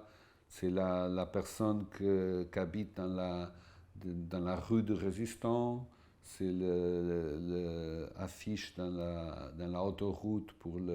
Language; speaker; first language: French; non-native, fluent; Portuguese